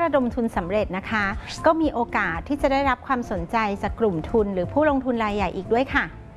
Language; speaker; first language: Thai; native; Thai